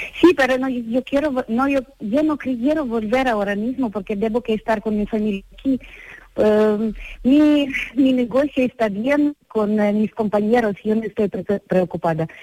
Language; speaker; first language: Spanish; non-native, learner; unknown